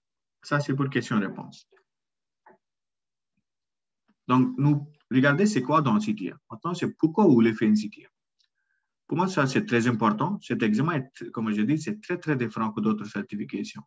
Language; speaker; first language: French; non-native, learner; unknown